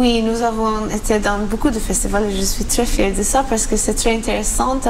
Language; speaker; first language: French; non-native, learner; Maltese